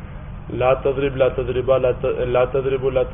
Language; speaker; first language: Arabic; non-native, learner; Urdu